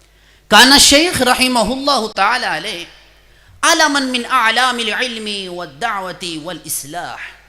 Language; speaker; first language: Arabic; non-native, fluent; Urdu